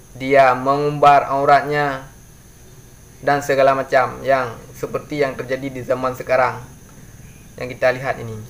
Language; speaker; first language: Malay; non-native, local second language; Achinese